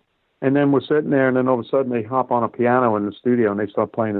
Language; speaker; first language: English; native; English